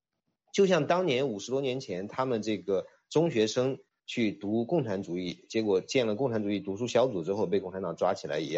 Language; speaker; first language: Chinese; native; Chinese